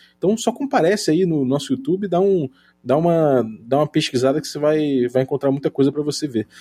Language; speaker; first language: Portuguese; native; Portuguese